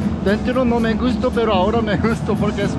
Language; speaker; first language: Spanish; non-native, learner; Korean